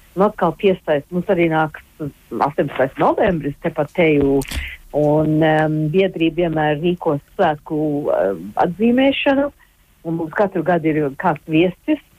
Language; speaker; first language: Latvian; early bilingual, heritage; Latvian